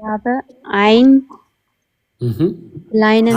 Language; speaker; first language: German; non-native, learner; Amharic